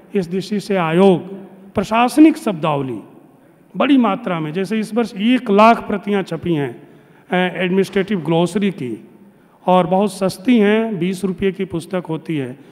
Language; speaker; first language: Hindi; native; Hindi